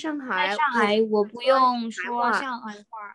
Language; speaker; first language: Chinese; non-native, learner; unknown